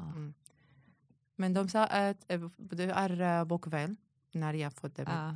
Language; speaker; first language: Swedish; non-native, learner; Arabic